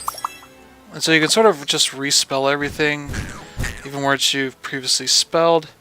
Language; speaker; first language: English; native; English